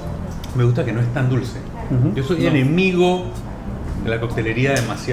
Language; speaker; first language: Spanish; native; Spanish